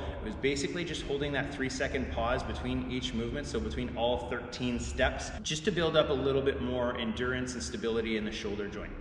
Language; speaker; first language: English; native; English